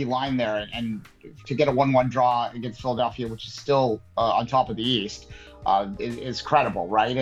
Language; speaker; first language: English; native; English